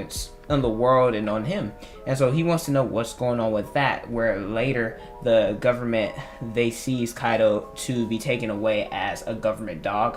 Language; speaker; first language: English; native; English